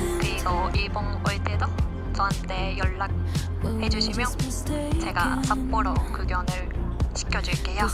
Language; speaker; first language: Korean; non-native, learner; Japanese